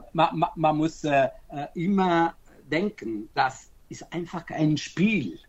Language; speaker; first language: German; non-native, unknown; Italian